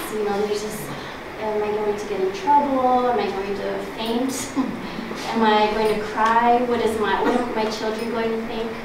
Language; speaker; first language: English; native; English